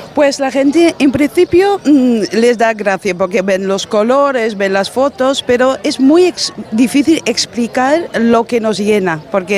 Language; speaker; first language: Spanish; non-native, fluent; Dutch